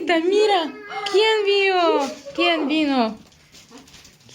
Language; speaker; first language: Spanish; non-native, fluent; Russian